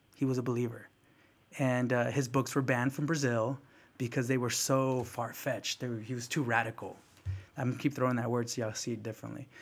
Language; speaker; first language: English; early bilingual, other home language; Spanish